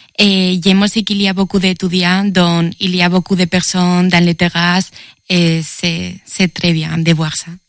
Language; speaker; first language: French; non-native, learner; Spanish